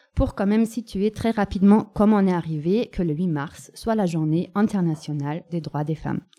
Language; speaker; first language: French; non-native, fluent; German